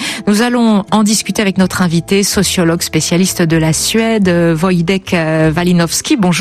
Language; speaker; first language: French; native; French